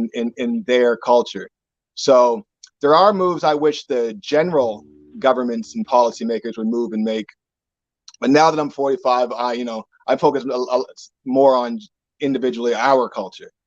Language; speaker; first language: English; native; English